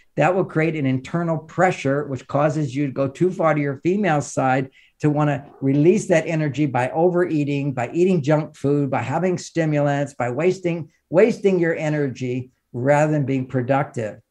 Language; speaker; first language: English; native; English